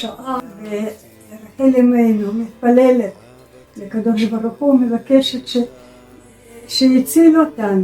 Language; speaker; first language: Hebrew; non-native, fluent; Russian